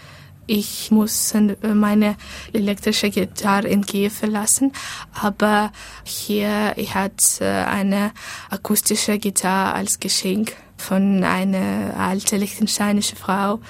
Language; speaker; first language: German; non-native, learner; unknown